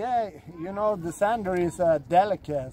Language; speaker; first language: English; non-native, fluent; Swedish